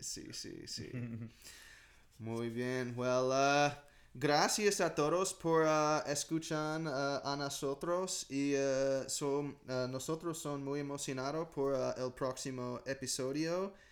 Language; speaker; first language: Spanish; non-native, learner; English